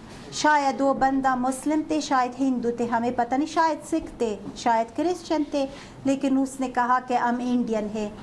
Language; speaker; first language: Hindi; non-native, fluent; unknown